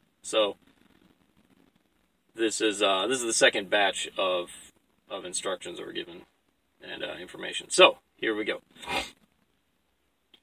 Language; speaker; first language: English; native; English